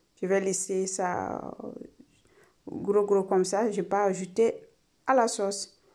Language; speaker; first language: French; non-native, local second language; Mossi